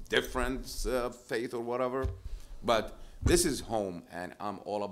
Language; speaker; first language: English; non-native, fluent; Arabic